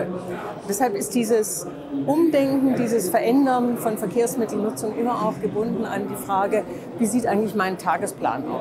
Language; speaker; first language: German; native; German